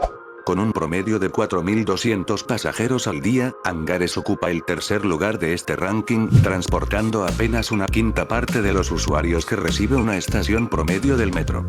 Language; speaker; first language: Spanish; native; Spanish